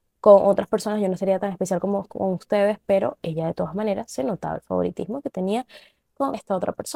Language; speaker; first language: Spanish; native; Spanish